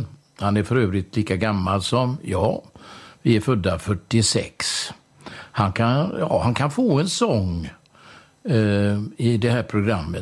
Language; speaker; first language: Swedish; native; Swedish